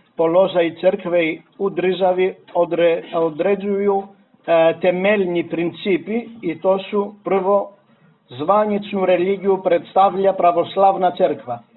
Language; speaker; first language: Serbian; non-native, fluent; Greek